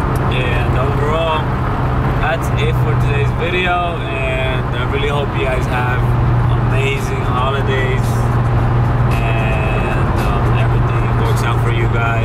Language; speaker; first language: English; native; English